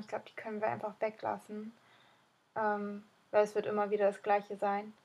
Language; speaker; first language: German; native; German